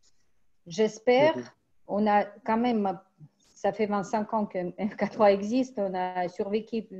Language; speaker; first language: French; non-native, fluent; Russian